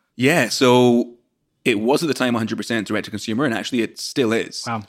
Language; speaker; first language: English; native; English